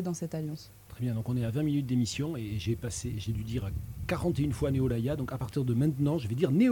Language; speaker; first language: French; native; French